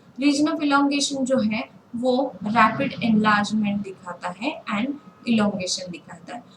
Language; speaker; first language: Hindi; non-native, local second language; Marathi